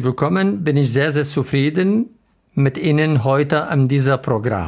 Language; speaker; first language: German; non-native, learner; Arabic